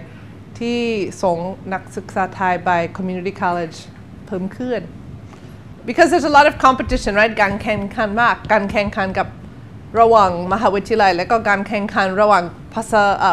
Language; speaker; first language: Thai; non-native, learner; English